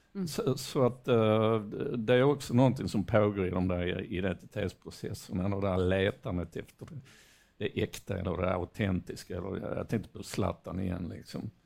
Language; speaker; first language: Swedish; native; Swedish